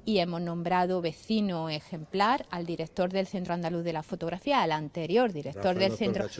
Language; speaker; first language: Spanish; native; Spanish